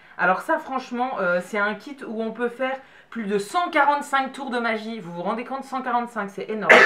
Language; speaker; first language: French; native; French